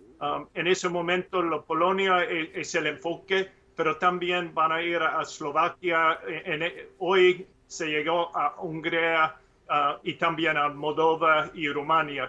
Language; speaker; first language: Spanish; non-native, learner; English